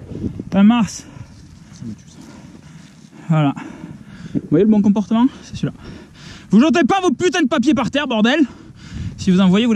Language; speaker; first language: French; native; French